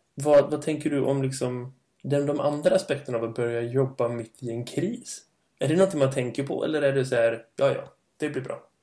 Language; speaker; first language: Swedish; native; Swedish